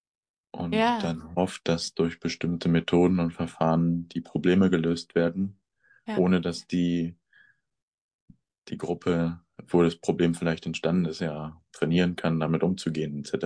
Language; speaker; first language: German; native; German